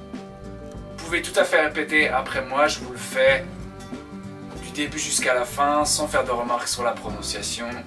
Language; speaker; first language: French; native; French